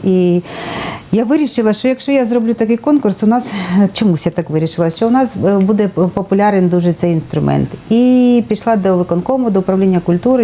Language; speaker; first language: Ukrainian; native; Ukrainian